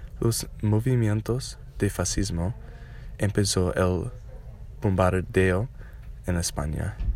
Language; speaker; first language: Spanish; non-native, learner; English